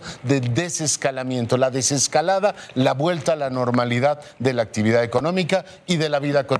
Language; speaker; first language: Spanish; native; Spanish